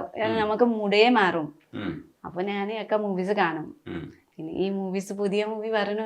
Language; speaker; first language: Malayalam; non-native, learner; Nepali